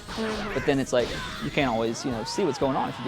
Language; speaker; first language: English; native; English